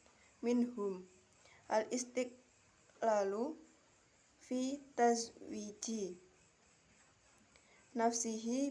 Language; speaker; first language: Arabic; non-native, learner; Indonesian